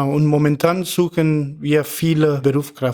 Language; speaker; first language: German; non-native, fluent; Spanish